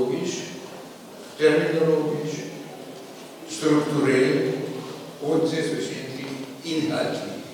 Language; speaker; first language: German; non-native, fluent; Slovenian